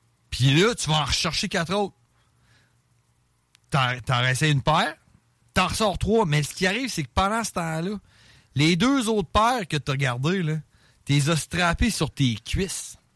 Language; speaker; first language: French; native; French